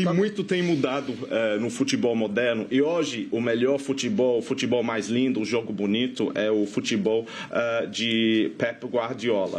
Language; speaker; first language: Portuguese; non-native, fluent; English